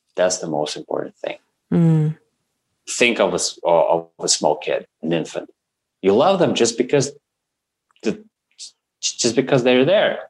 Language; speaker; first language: English; non-native, fluent; Russian